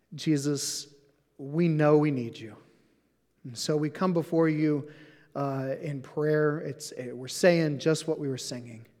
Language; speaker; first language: English; native; English